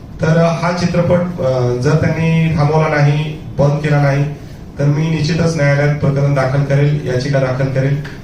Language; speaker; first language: Marathi; non-native, local second language; Urdu